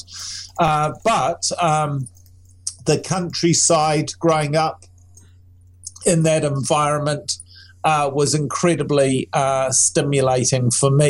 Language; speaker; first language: English; native; English